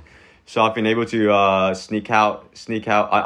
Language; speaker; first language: English; native; English